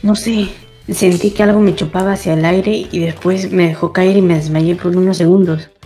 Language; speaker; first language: Spanish; native; Spanish